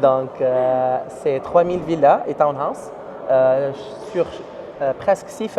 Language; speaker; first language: French; non-native, learner; Arabic